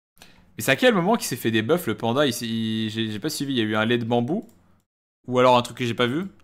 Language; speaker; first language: French; native; French